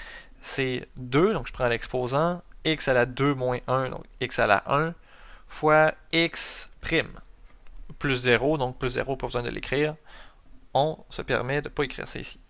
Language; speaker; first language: French; native; French